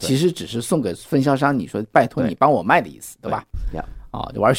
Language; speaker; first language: Chinese; native; Chinese